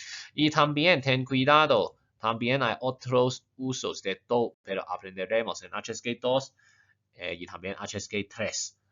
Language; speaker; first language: Spanish; non-native, fluent; Chinese